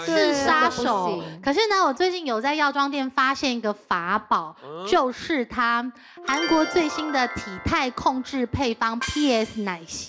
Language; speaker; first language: Chinese; native; Chinese